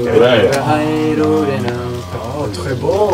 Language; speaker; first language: French; non-native, learner; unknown